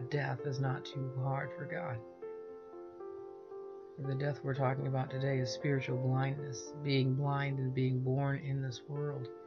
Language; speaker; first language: English; native; English